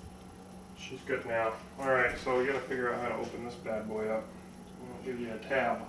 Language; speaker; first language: English; native; English